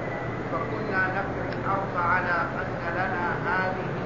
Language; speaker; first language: Arabic; native; Arabic